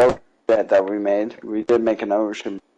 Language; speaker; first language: English; native; English